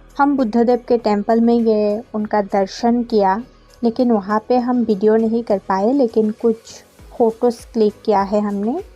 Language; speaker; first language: Hindi; non-native, local second language; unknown